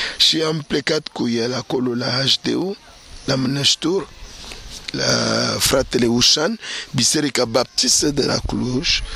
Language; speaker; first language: Romanian; non-native, fluent; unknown